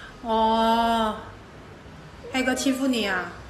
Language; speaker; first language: Chinese; native; Chinese